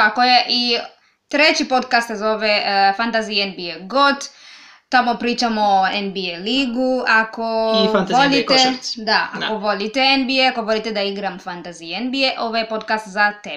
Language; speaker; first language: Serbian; non-native, learner; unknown